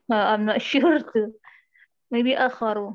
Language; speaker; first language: English; non-native, learner; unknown